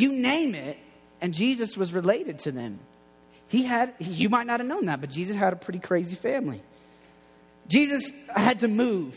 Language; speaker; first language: English; native; English